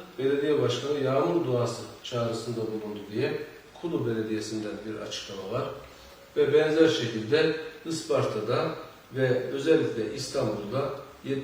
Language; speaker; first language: Turkish; native; Turkish